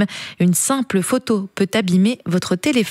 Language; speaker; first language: French; native; French